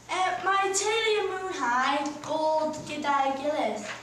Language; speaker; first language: Welsh; non-native, learner; English